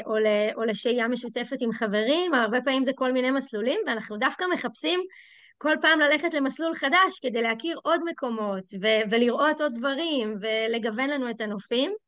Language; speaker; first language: Hebrew; native; Hebrew